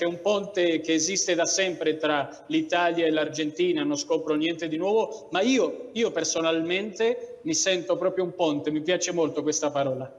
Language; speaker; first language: Italian; non-native, fluent; Spanish